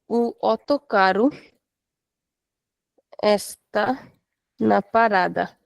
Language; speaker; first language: Portuguese; non-native, fluent; Hindi